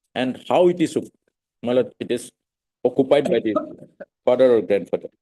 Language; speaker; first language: English; non-native, local second language; Assamese